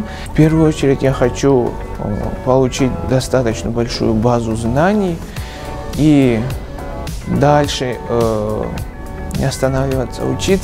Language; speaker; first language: Russian; native; Russian